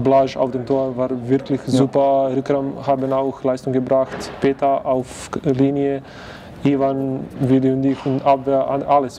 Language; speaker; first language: German; non-native, fluent; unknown